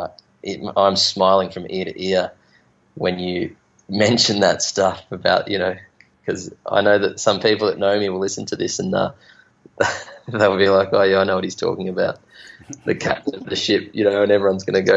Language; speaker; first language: English; native; English